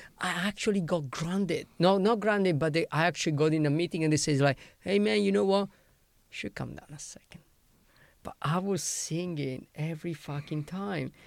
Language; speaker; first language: English; non-native, fluent; Italian